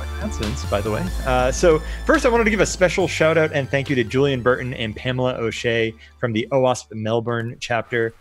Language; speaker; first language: English; native; English